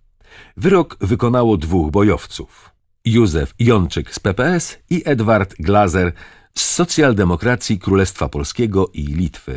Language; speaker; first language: Polish; native; Polish